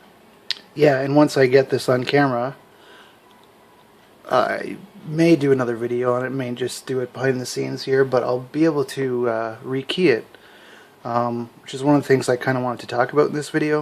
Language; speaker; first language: English; native; English